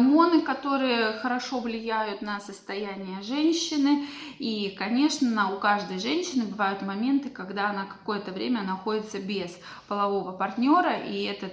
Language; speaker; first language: Russian; native; Russian